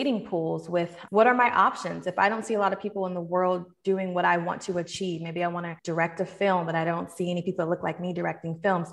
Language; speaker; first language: English; native; English